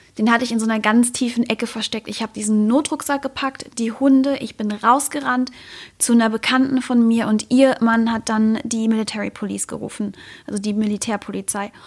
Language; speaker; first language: German; native; German